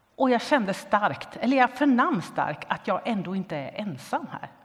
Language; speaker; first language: Swedish; native; Swedish